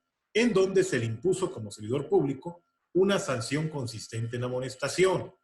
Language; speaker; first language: Spanish; native; Spanish